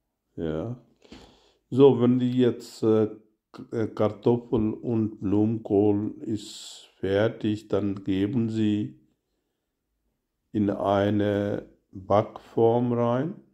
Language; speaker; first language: German; non-native, learner; Urdu